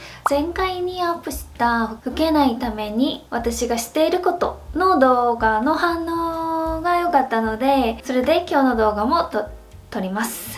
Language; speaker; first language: Japanese; non-native, fluent; Korean